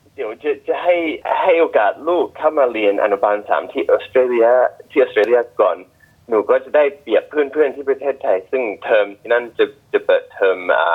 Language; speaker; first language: Thai; non-native, fluent; English